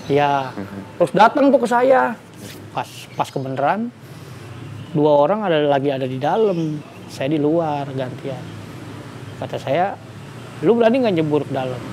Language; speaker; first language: Indonesian; native; Indonesian